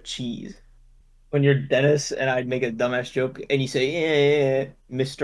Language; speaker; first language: English; native; English